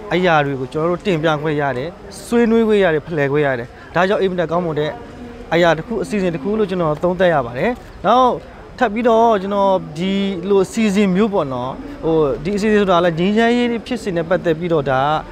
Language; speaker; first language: Burmese; non-native, local second language; S'gaw Karen